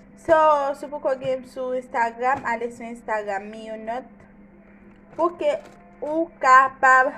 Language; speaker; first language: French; non-native, local second language; Haitian Creole